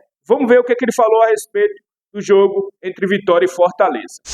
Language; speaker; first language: Portuguese; native; Portuguese